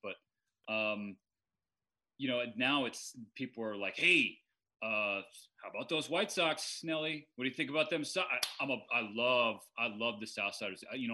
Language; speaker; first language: English; native; English